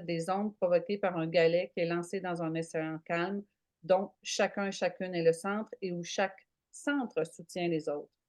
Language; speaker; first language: French; native; French